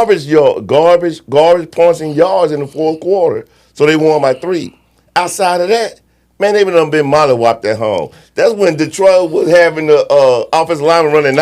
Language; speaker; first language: English; native; English